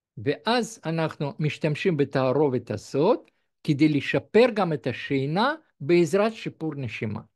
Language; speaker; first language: Hebrew; non-native, fluent; Russian